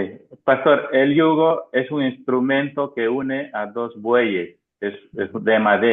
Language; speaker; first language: Spanish; native; Spanish